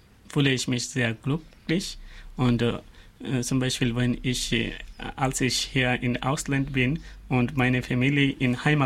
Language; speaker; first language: German; non-native, learner; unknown